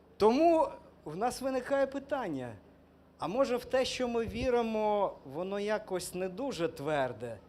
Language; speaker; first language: Ukrainian; non-native, local second language; Russian